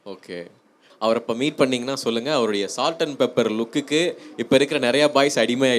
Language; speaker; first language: Tamil; native; Tamil